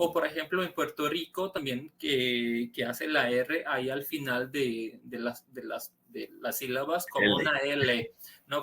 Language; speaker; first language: Spanish; non-native, fluent; Portuguese